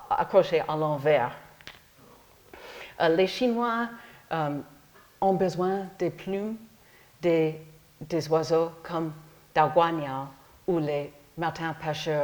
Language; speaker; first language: French; non-native, learner; English